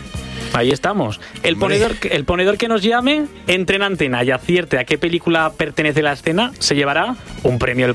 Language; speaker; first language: Spanish; native; Spanish